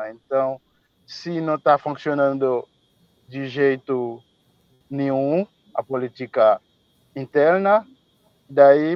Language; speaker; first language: Portuguese; non-native, fluent; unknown